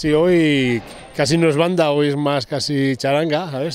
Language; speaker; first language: Spanish; native; Spanish